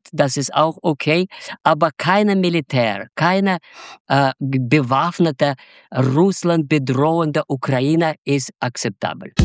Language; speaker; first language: German; non-native, fluent; Russian